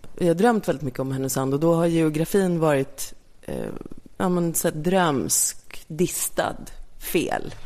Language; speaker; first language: Swedish; native; Swedish